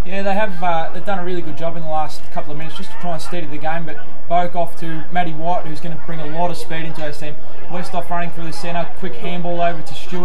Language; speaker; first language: English; native; English